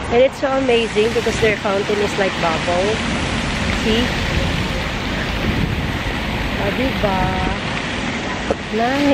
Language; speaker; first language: English; non-native, local second language; Filipino